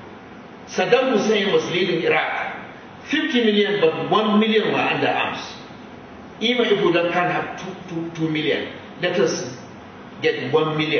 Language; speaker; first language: English; non-native, local second language; Hausa